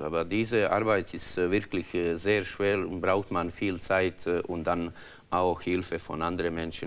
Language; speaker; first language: German; non-native, learner; Croatian